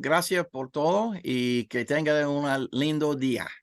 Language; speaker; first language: Spanish; non-native, learner; English